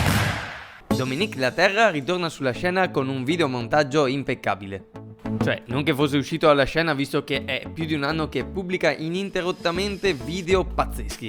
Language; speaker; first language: Italian; native; Italian